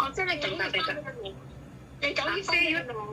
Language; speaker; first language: Chinese; non-native, learner; Indonesian